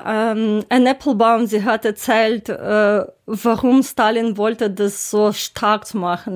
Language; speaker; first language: German; non-native, learner; Ukrainian